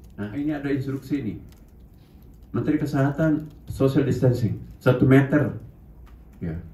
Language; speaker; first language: Indonesian; non-native, local second language; Buginese